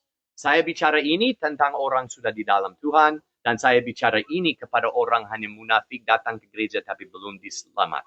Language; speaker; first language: Indonesian; non-native, fluent; English